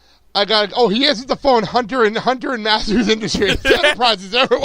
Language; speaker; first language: English; native; English